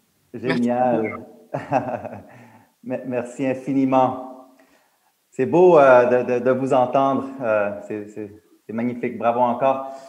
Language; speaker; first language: French; native; French